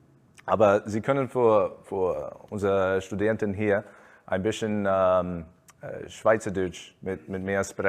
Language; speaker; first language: German; non-native, learner; Spanish